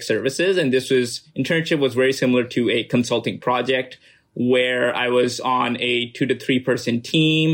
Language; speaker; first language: English; non-native, local second language; Urdu